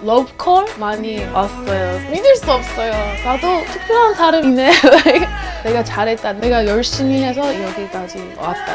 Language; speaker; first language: Korean; non-native, learner; English